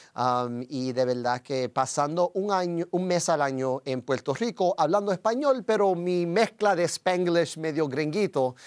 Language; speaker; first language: Spanish; early bilingual, heritage; Spanish